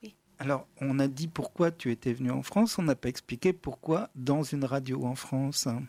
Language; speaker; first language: French; native; French